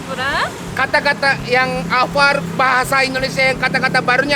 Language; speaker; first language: Indonesian; non-native, fluent; Japanese